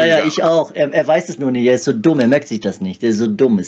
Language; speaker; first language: German; native; German